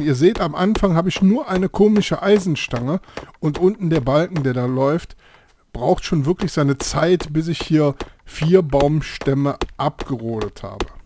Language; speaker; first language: German; native; German